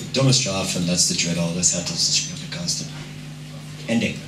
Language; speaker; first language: German; non-native, fluent; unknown